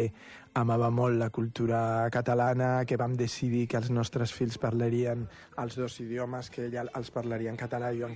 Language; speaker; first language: Catalan; non-native, local second language; Spanish